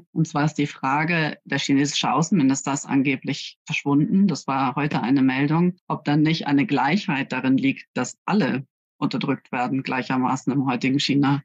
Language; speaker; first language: German; native; German